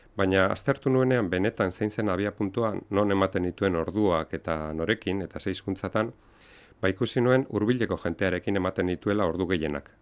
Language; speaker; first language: Basque; non-native, local second language; Spanish